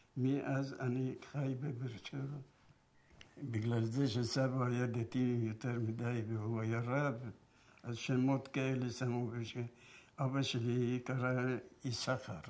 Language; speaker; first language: Hebrew; non-native, fluent; Persian